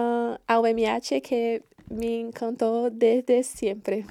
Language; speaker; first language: Spanish; non-native, learner; Portuguese